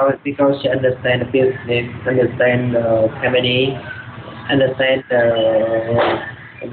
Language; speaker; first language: English; non-native, learner; Vietnamese